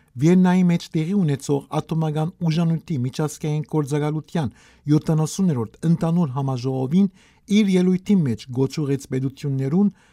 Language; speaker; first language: Armenian; early bilingual, heritage; Armenian